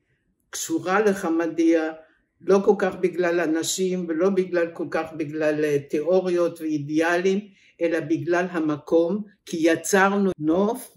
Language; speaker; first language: Hebrew; early bilingual, other home language; German